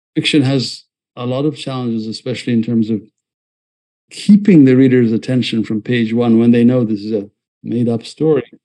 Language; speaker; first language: English; non-native, fluent; Malayalam